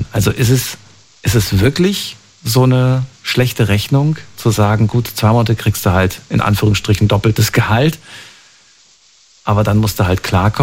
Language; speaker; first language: German; native; German